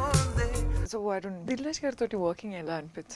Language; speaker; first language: Telugu; native; Telugu